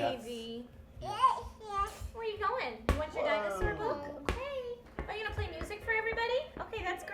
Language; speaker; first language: English; native; English